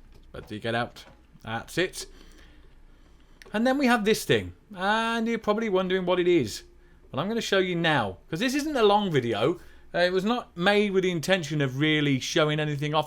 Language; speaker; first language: English; native; English